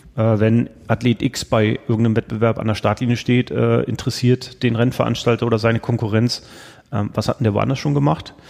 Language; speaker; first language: German; native; German